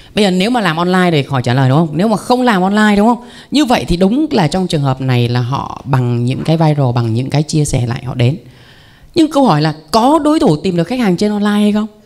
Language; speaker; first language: Vietnamese; native; Vietnamese